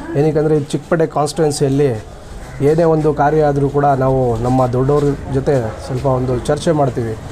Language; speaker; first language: Kannada; non-native, local second language; Urdu